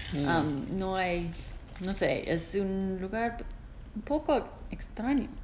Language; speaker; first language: Spanish; non-native, learner; English